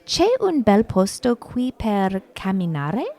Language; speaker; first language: Italian; non-native, learner; English